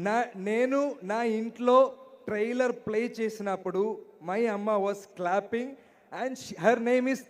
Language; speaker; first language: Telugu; non-native, learner; Malayalam